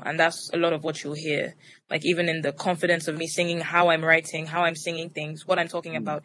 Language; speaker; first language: English; non-native, local second language; Yoruba